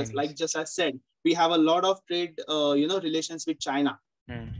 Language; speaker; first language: English; non-native, local second language; Marathi